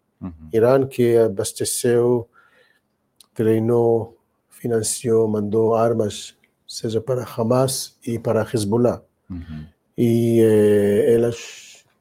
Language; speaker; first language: Portuguese; non-native, learner; Hebrew